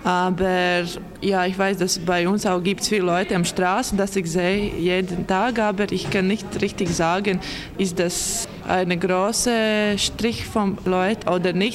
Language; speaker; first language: German; non-native, learner; Latvian